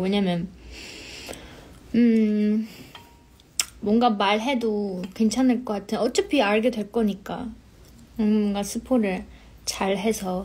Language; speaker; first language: Korean; non-native, fluent; Chinese